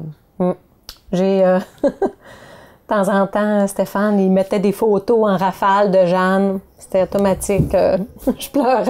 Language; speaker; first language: French; native; French